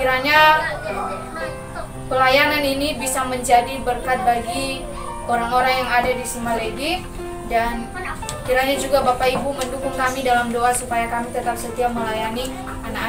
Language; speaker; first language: Indonesian; non-native, local second language; Nias